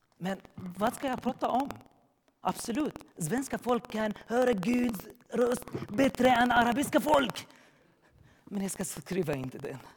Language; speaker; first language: Swedish; non-native, learner; Arabic